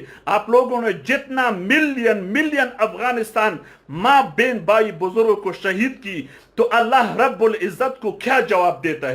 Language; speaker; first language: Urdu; non-native, fluent; Pashto